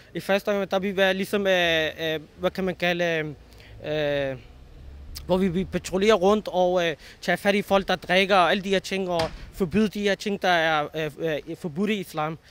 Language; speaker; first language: Danish; early bilingual, other home language; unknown